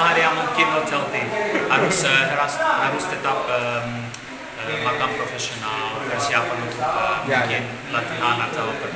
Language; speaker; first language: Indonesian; non-native, learner; Bosnian